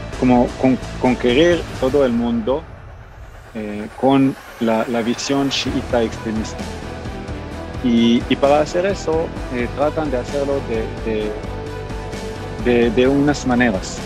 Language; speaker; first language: Spanish; non-native, fluent; Hebrew